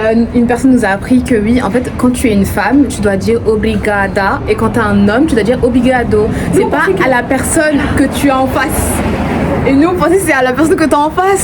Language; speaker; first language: French; native; French